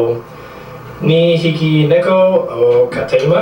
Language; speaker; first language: Japanese; non-native, learner; English